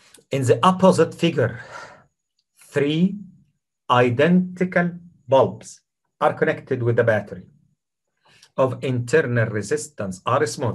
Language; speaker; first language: English; non-native, fluent; Arabic